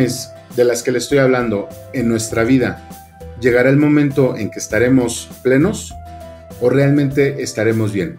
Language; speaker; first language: Spanish; native; Spanish